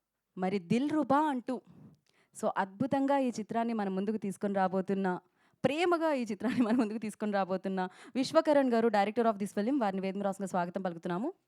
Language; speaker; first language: Telugu; native; Telugu